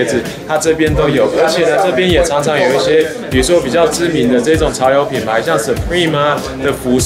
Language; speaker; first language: Chinese; native; Chinese